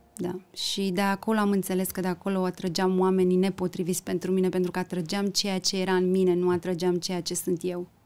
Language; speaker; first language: Romanian; early bilingual, heritage; Romanian